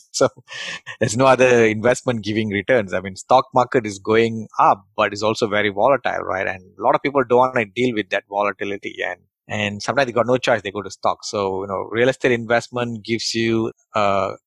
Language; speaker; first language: English; non-native, local second language; Tamil